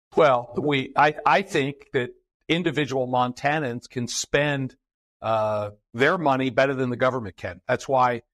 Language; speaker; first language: English; native; English